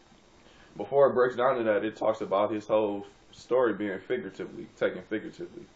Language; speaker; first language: English; native; English